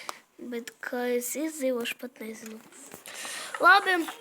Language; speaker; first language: Latvian; non-native, local second language; Russian